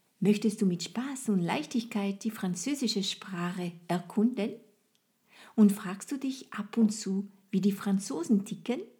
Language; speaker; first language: German; non-native, fluent; French